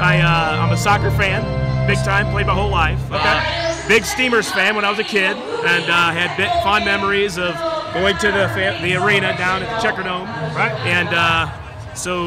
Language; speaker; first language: English; native; English